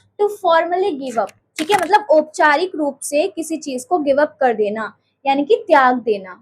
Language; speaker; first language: Hindi; native; Hindi